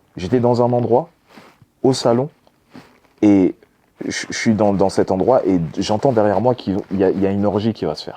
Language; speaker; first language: French; early bilingual, other home language; Lingala